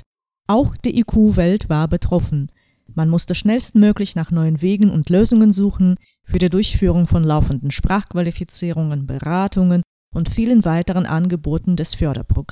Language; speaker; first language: German; native; German